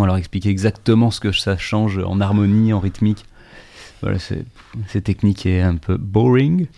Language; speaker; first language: French; native; French